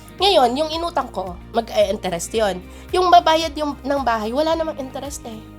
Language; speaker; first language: Filipino; native; Filipino